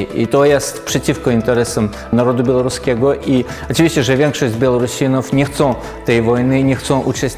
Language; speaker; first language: Polish; non-native, fluent; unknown